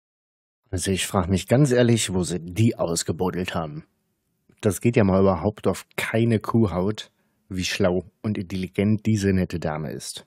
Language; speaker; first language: German; native; German